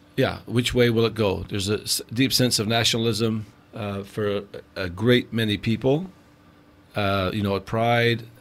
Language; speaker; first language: English; native; English